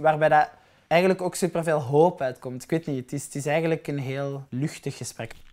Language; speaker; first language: Dutch; native; Dutch